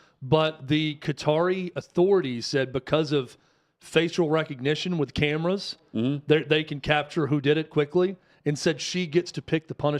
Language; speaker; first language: English; native; English